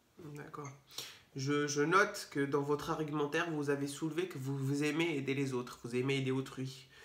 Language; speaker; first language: French; native; French